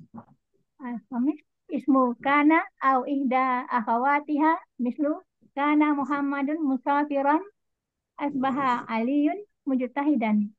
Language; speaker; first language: Arabic; non-native, learner; Indonesian